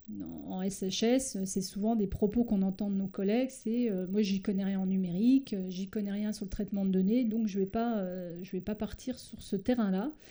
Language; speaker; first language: French; native; French